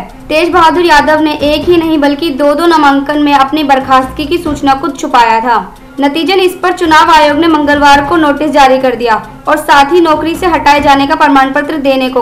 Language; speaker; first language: Hindi; native; Hindi